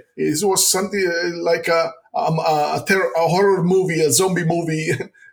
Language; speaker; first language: English; non-native, fluent; Italian